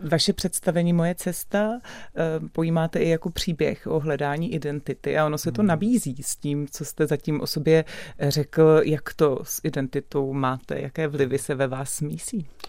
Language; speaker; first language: Czech; native; Czech